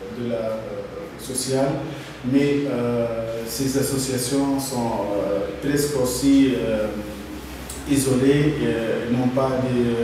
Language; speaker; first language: French; non-native, local second language; Arabic